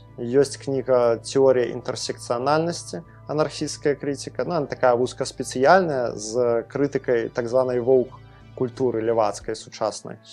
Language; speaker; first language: Belarusian; non-native, local second language; Russian